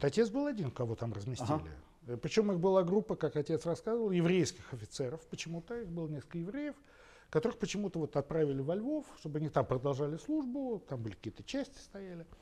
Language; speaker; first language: Russian; native; Russian